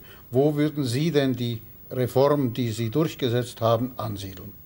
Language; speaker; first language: German; native; German